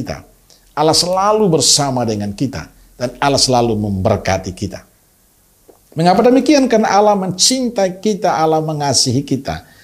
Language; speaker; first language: Indonesian; native; Indonesian